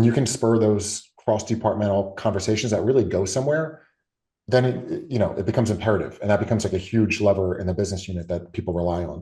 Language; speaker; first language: English; native; English